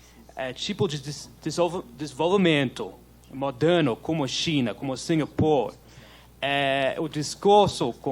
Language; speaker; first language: Portuguese; non-native, learner; English